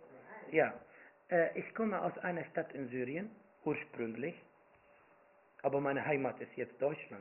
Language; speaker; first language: German; non-native, fluent; Arabic